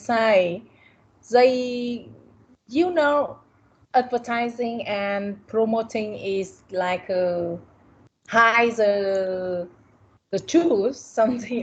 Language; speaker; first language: English; non-native, learner; Vietnamese